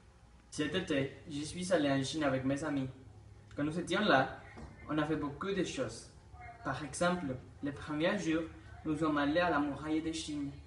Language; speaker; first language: French; non-native, learner; Spanish